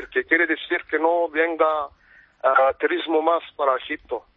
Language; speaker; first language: Spanish; non-native, fluent; Arabic